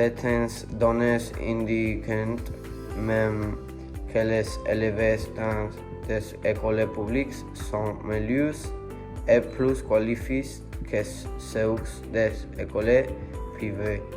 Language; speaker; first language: French; non-native, learner; Spanish